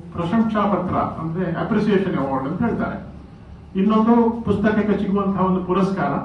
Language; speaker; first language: Kannada; non-native, local second language; Konkani